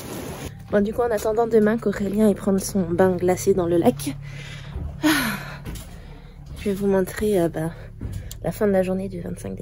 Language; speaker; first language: French; native; French